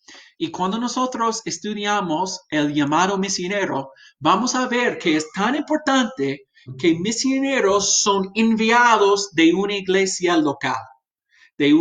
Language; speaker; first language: Spanish; non-native, fluent; English